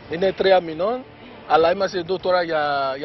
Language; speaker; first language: Greek; non-native, fluent; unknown